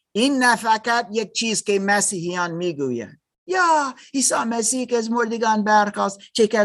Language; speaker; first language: Persian; non-native, learner; German